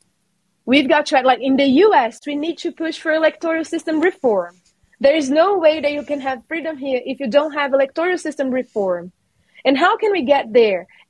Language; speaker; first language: English; non-native, fluent; Portuguese